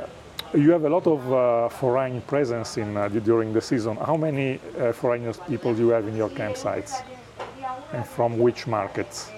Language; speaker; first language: English; non-native, fluent; Italian